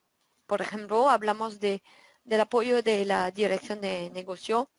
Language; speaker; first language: Spanish; non-native, fluent; French